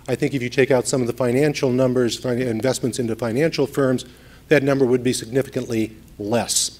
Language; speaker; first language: English; native; English